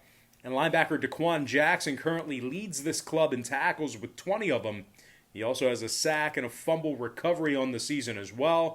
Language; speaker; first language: English; native; English